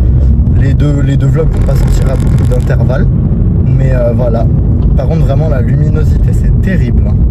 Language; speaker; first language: French; native; French